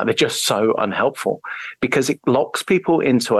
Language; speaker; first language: English; native; English